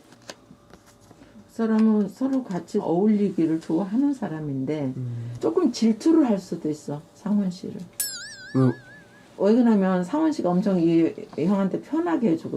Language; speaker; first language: Korean; native; Korean